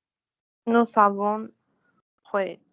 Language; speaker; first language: French; non-native, learner; Spanish